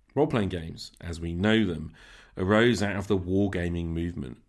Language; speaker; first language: English; native; English